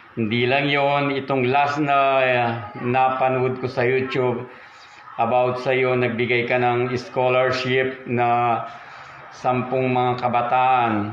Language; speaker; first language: Filipino; native; Filipino